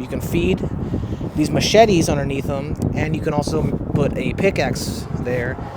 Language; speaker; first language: English; native; English